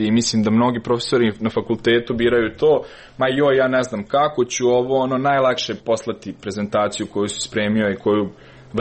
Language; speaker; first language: Serbian; native; Serbian